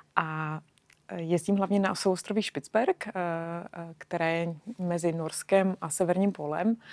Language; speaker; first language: Czech; native; Czech